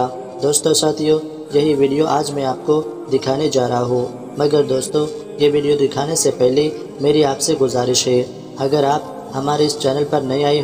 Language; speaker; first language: Hindi; native; Hindi